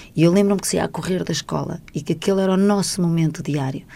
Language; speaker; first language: Portuguese; native; Portuguese